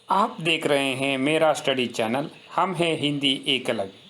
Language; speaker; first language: Hindi; non-native, local second language; Kannada